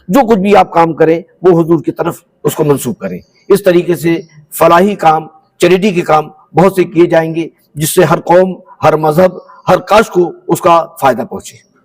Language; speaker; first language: Urdu; native; Urdu